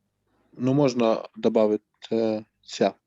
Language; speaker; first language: Russian; non-native, learner; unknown